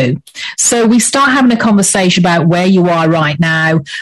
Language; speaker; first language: English; native; English